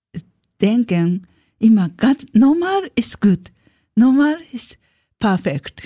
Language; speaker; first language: German; non-native, learner; Japanese